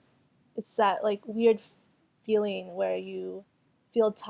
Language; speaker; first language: English; early bilingual, other home language; Cantonese